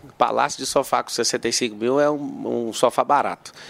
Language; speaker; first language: Portuguese; native; Portuguese